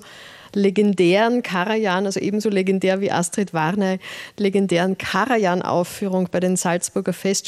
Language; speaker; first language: German; native; German